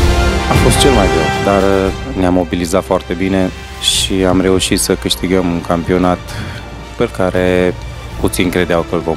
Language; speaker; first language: Romanian; native; Romanian